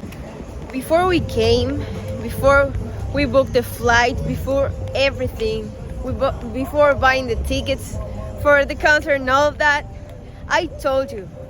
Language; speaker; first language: English; non-native, fluent; Spanish